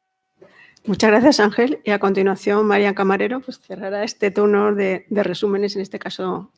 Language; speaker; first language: Spanish; native; Spanish